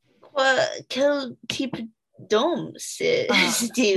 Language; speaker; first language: French; non-native, learner; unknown